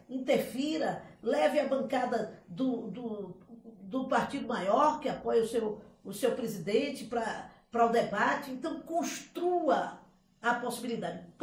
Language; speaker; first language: Portuguese; native; Portuguese